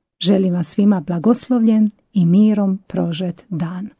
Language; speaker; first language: Croatian; native; Croatian